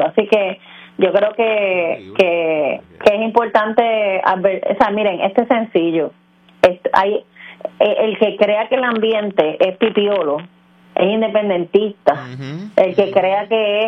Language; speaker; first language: Spanish; native; Spanish